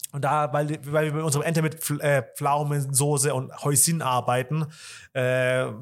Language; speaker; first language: German; early bilingual, other home language; Vietnamese